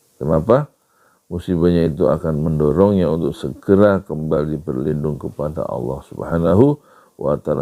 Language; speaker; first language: Indonesian; native; Indonesian